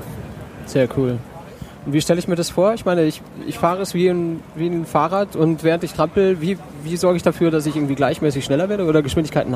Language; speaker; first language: German; native; German